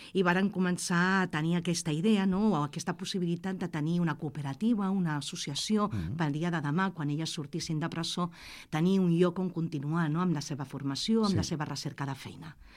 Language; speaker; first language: Catalan; native; Catalan